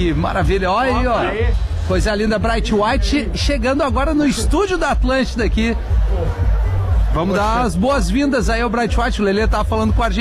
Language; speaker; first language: Portuguese; native; Portuguese